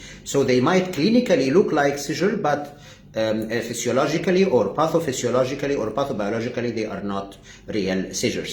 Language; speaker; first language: English; non-native, fluent; Arabic